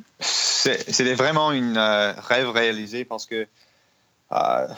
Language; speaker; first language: French; non-native, learner; English